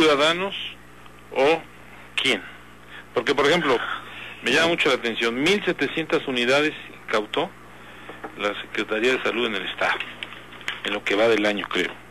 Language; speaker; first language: Spanish; native; Spanish